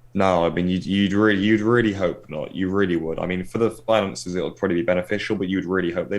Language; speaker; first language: English; native; English